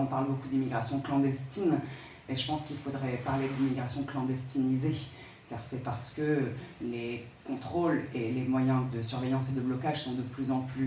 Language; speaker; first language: French; native; French